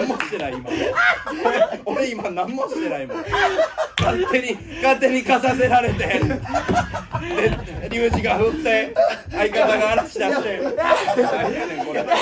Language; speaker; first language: Japanese; native; Japanese